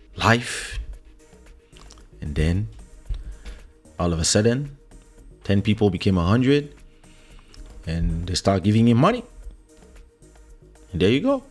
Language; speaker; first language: English; non-native, fluent; French